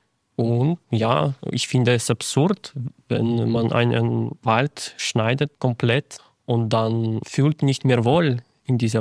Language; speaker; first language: German; non-native, fluent; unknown